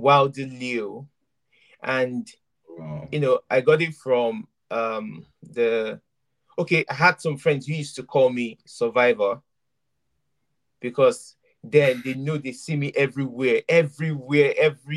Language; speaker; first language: English; non-native, local second language; Yoruba